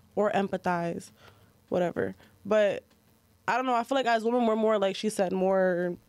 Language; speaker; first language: English; native; English